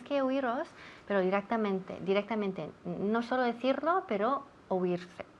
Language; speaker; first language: Spanish; non-native, fluent; English